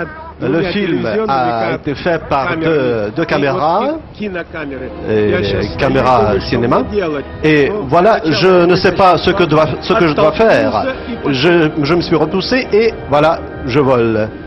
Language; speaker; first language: French; non-native, fluent; Russian